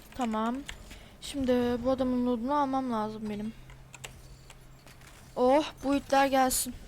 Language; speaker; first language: Turkish; native; Turkish